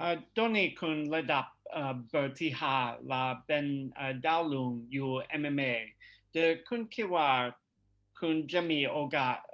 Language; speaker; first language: Thai; non-native, learner; English